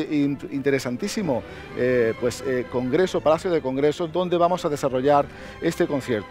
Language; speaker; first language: Spanish; native; Spanish